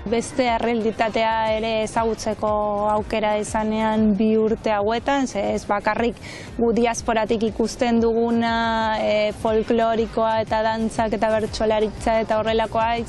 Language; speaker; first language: Basque; non-native, fluent; Spanish